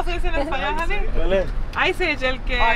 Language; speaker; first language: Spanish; early bilingual, heritage; Spanish